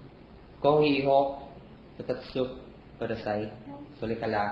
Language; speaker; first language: Japanese; non-native, learner; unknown